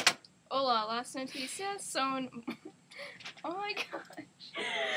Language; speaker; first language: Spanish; non-native, learner; English